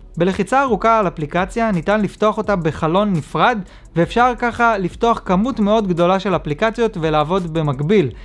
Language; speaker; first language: Hebrew; native; Hebrew